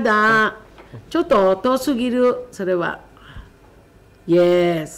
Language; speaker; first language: Japanese; non-native, fluent; Filipino